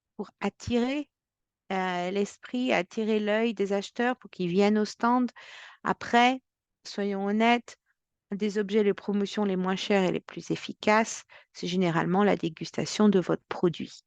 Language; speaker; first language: French; native; French